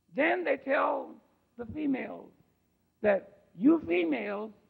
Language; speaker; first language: English; native; English